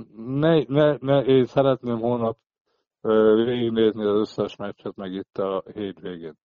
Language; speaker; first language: Hungarian; native; Hungarian